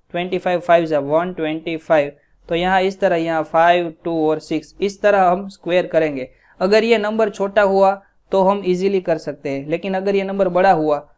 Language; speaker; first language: Hindi; non-native, local second language; Gujarati